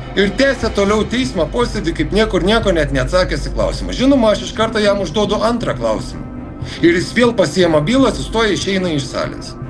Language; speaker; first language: Lithuanian; native; Lithuanian